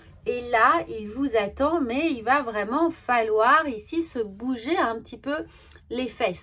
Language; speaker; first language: French; native; French